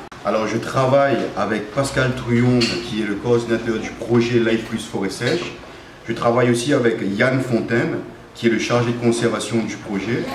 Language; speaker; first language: French; native; French